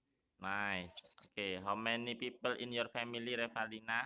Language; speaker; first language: English; non-native, fluent; Indonesian